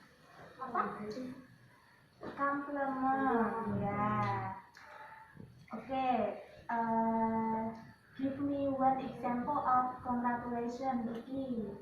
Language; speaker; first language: English; non-native, learner; Indonesian